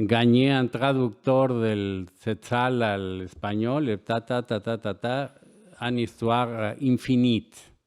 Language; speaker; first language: French; non-native, learner; Spanish